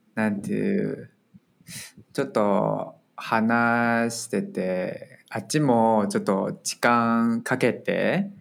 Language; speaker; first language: Japanese; non-native, fluent; Chinese